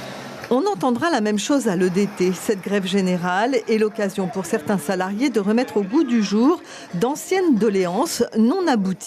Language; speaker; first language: French; native; French